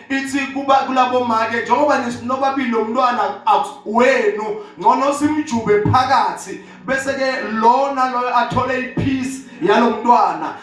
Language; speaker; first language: Zulu; non-native, local second language; Swati